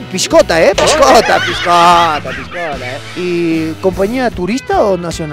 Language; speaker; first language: Spanish; native; Spanish